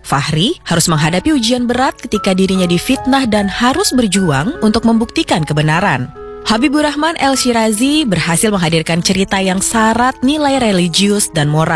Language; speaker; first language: Indonesian; native; Indonesian